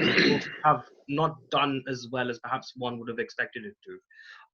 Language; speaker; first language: English; non-native, local second language; Hindi